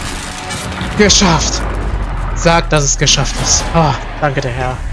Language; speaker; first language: German; native; German